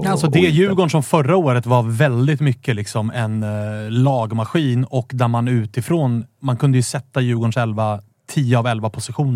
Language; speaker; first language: Swedish; native; Swedish